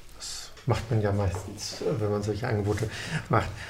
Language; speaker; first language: German; native; German